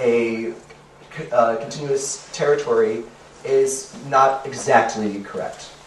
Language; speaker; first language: English; native; English